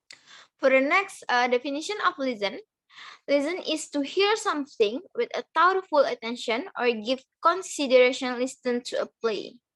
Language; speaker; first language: English; non-native, learner; Indonesian